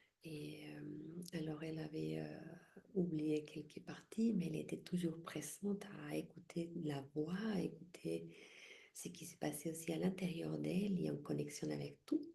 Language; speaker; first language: French; non-native, fluent; Spanish